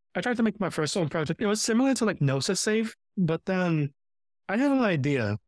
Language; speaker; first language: English; early bilingual, other home language; Filipino